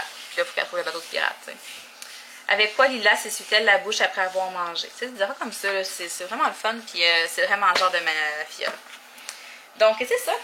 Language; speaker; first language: French; native; French